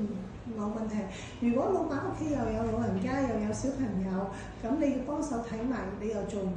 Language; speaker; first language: Cantonese; native; Cantonese